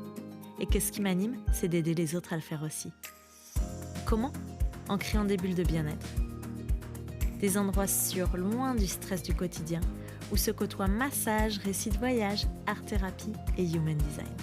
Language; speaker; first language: French; native; French